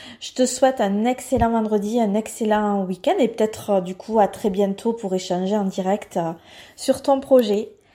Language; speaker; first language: French; native; French